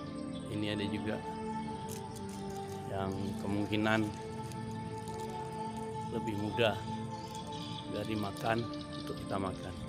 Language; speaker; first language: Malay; non-native, local second language; Achinese